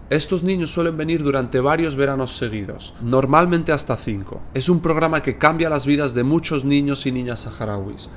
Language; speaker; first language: Spanish; native; Spanish